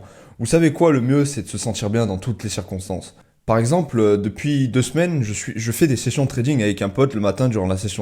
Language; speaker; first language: French; native; French